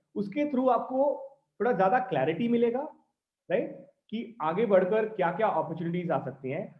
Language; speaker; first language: Hindi; non-native, local second language; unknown